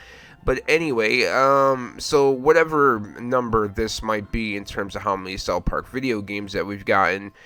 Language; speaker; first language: English; native; English